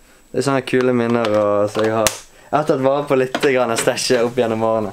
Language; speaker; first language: Norwegian; native; Norwegian